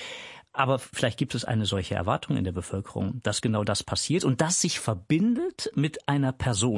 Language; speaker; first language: German; native; German